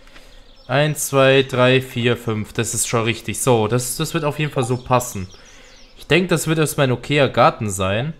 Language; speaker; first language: German; native; German